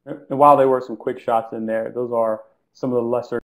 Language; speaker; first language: English; native; English